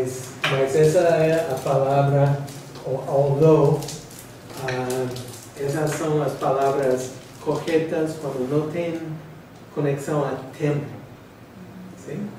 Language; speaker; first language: Portuguese; non-native, fluent; English